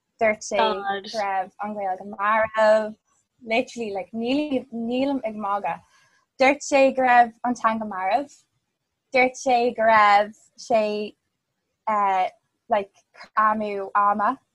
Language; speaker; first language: Irish; non-native, local second language; English